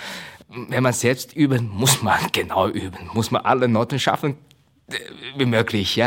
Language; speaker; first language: German; non-native, learner; Chinese